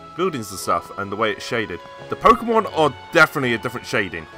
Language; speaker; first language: English; native; English